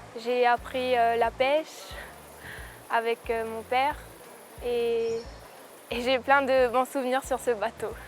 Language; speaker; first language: French; native; French